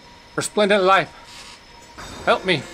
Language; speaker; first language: English; native; English